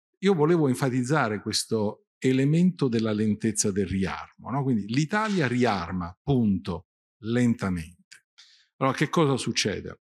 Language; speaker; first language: Italian; native; Italian